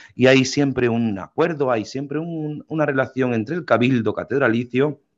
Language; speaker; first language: Spanish; native; Spanish